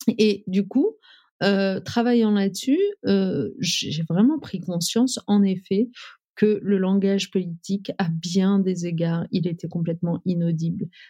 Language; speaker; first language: French; early bilingual, other home language; Riffian